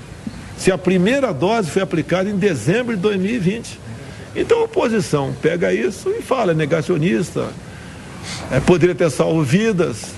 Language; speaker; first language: Portuguese; native; Portuguese